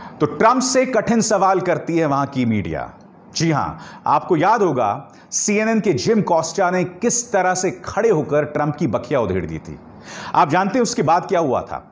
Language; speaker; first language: Hindi; native; Hindi